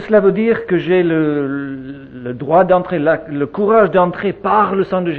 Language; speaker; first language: French; native; French